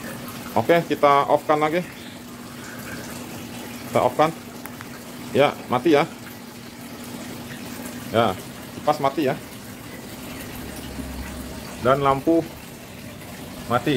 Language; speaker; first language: Indonesian; native; Indonesian